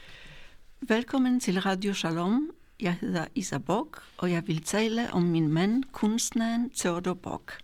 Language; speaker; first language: Danish; non-native, fluent; Polish